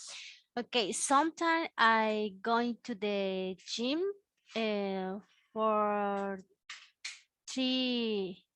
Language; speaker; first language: English; non-native, learner; Spanish